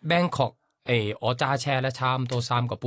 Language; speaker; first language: Cantonese; non-native, learner; Thai